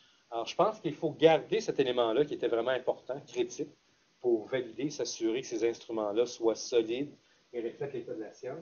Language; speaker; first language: French; native; French